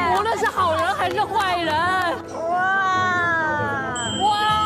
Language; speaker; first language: Chinese; native; Chinese